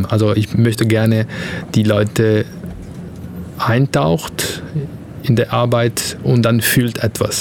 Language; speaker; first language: German; non-native, fluent; Italian